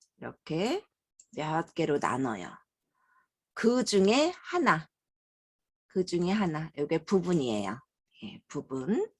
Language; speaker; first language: Korean; native; Korean